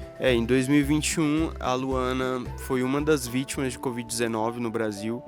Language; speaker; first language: Portuguese; native; Portuguese